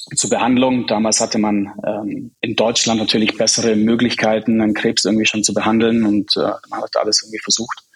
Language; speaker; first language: German; early bilingual, other home language; Czech